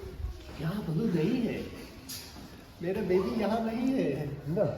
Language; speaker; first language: Hindi; non-native, local second language; Tibetan